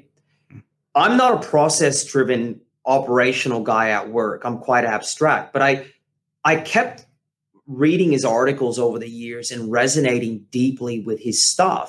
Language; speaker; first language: English; native; English